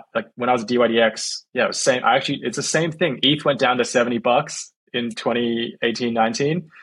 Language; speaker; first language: English; native; English